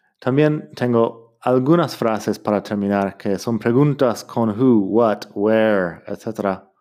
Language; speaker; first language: Spanish; non-native, fluent; English